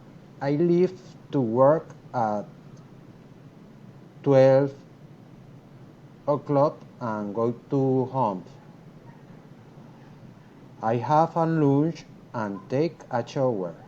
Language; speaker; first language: English; non-native, learner; Spanish